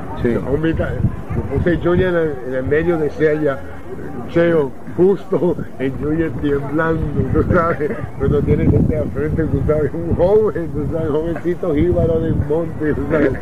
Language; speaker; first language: Spanish; non-native, learner; English